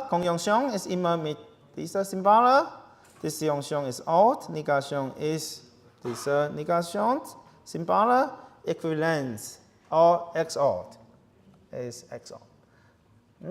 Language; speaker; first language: German; non-native, learner; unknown